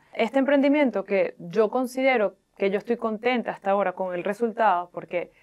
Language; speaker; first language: Spanish; native; Spanish